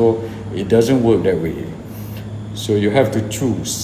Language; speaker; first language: English; non-native, local second language; Malay